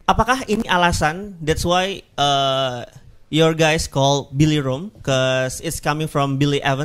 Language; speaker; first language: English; non-native, learner; Indonesian